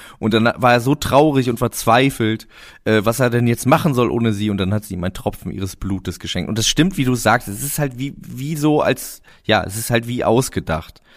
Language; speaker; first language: German; native; German